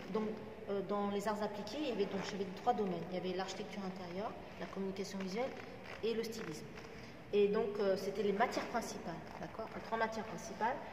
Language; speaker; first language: French; non-native, local second language; Arabic